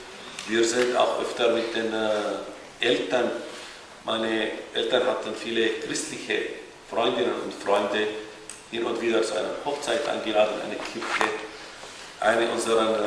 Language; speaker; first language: German; non-native, fluent; Arabic